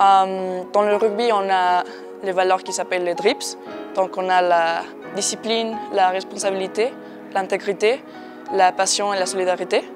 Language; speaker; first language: French; non-native, fluent; Spanish